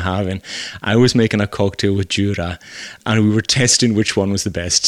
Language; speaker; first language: English; native; English